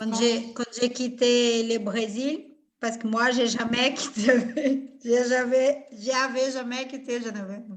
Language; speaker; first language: French; non-native, fluent; Portuguese